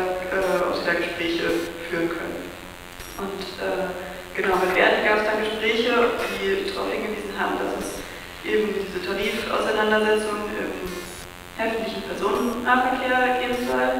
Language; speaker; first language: German; native; German